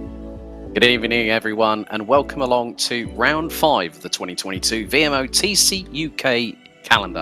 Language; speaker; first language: English; native; English